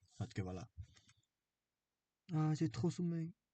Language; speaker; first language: French; non-native, learner; Korean